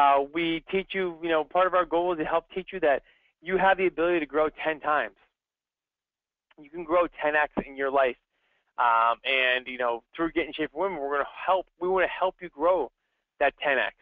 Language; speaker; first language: English; native; English